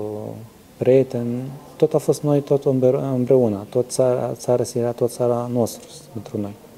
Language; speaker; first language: Romanian; non-native, learner; Arabic